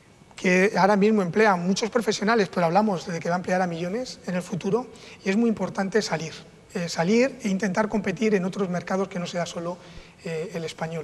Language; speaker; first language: Spanish; native; Spanish